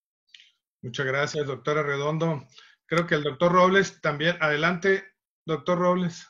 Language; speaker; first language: Spanish; native; Spanish